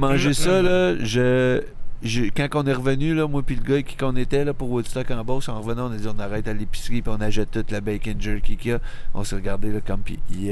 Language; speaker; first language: French; native; French